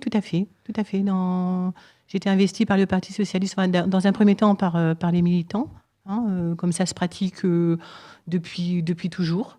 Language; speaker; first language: French; native; French